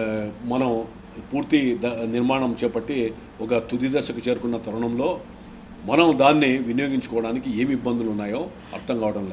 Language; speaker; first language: Telugu; native; Telugu